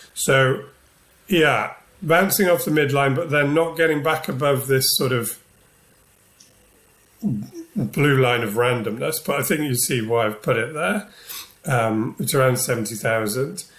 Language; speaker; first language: English; native; English